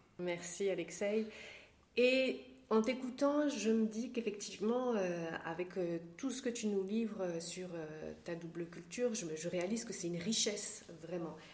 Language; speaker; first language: French; native; French